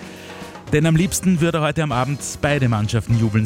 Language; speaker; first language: German; native; German